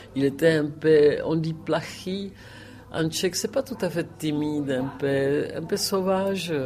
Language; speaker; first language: French; non-native, fluent; Czech